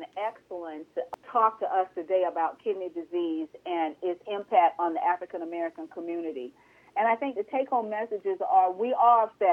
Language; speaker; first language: English; native; English